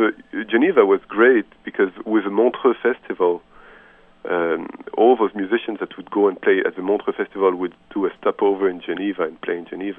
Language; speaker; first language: English; non-native, fluent; French